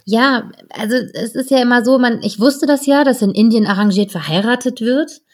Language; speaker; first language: German; native; German